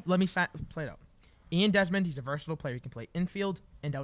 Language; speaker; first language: English; native; English